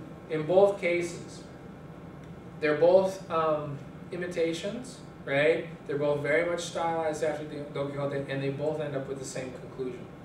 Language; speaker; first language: English; early bilingual, other home language; Spanish